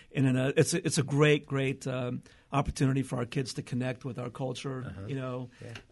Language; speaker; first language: English; early bilingual, other home language; Portuguese